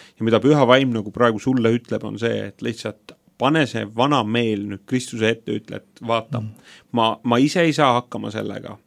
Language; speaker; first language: Estonian; native; Estonian